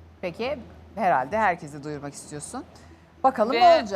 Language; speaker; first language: Turkish; native; Turkish